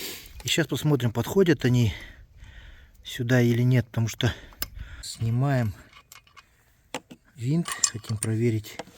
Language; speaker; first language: Russian; native; Russian